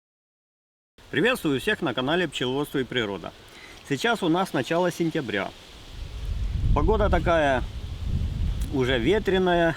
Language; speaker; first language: Russian; native; Russian